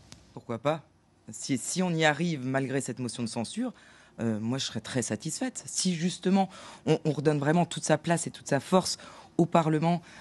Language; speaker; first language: French; native; French